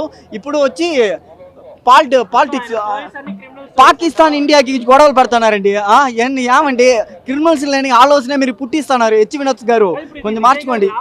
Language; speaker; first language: Telugu; native; Telugu